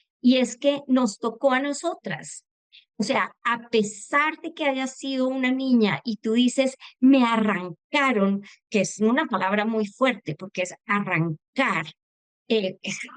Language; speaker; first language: Spanish; native; Spanish